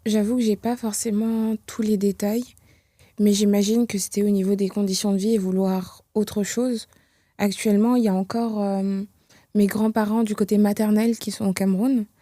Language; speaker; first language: French; early bilingual, other home language; Kinyarwanda